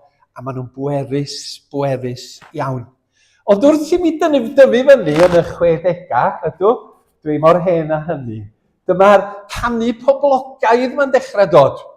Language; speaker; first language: Welsh; native; Welsh